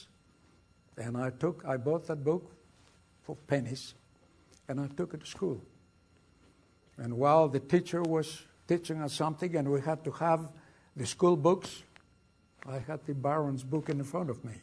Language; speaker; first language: English; non-native, fluent; Greek